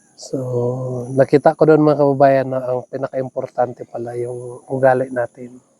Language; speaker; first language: Filipino; non-native, local second language; Cebuano